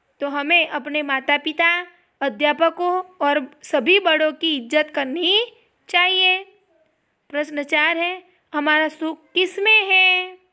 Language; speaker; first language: Hindi; non-native, local second language; Gujarati